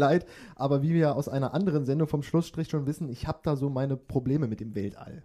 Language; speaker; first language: German; native; German